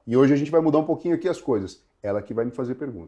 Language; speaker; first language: Portuguese; native; Portuguese